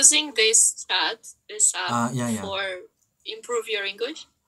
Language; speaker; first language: English; non-native, learner; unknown